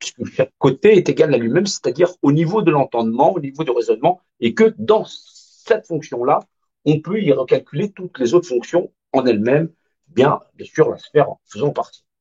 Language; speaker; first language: French; native; French